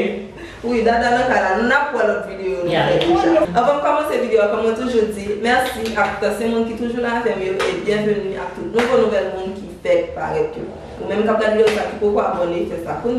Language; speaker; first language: French; non-native, learner; Haitian Creole